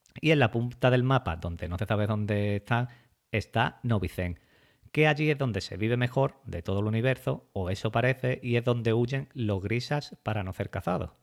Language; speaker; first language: Spanish; native; Spanish